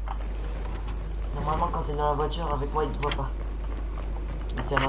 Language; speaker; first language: French; native; French